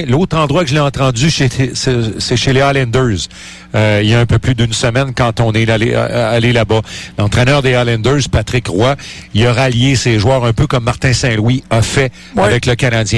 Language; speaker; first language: French; native; French